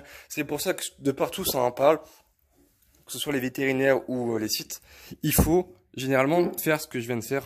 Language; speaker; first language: French; native; French